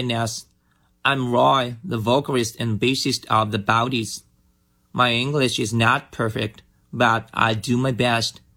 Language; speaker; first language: English; non-native, learner; Japanese